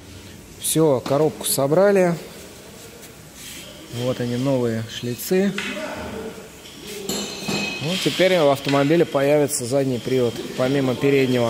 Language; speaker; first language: Russian; native; Russian